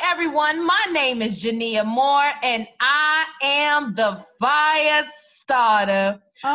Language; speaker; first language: English; native; English